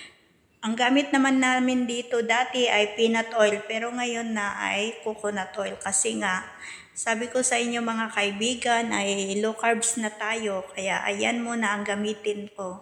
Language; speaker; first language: Filipino; non-native, local second language; Cebuano